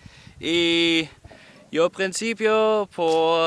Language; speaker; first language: Spanish; non-native, learner; German